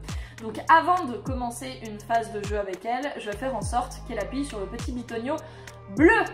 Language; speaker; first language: French; native; French